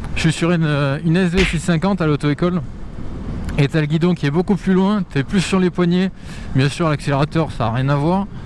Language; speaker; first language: French; native; French